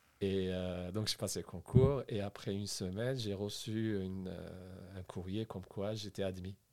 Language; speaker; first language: French; non-native, local second language; Arabic